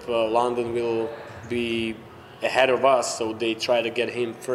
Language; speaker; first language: English; non-native, fluent; Slovak